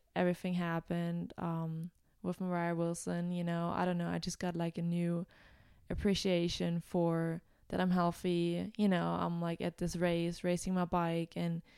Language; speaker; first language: English; non-native, fluent; German